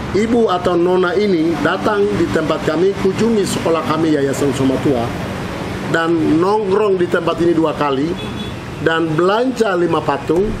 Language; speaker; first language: Indonesian; non-native, local second language; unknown